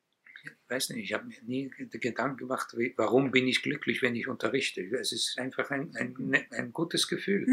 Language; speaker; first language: German; non-native, fluent; Hebrew